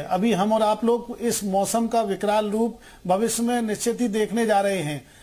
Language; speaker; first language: Hindi; native; Hindi